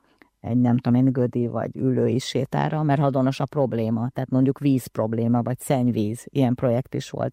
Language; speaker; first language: Hungarian; native; Hungarian